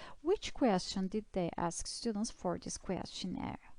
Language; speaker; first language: English; non-native, fluent; Turkish